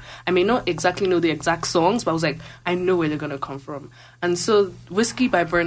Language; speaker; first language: English; non-native, local second language; Igbo